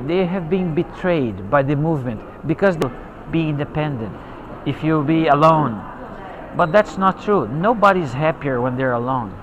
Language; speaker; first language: English; non-native, fluent; Portuguese